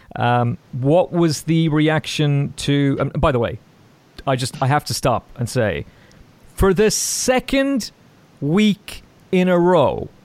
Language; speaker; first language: English; native; English